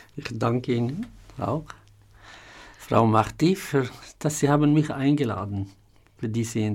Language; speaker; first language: German; non-native, fluent; Arabic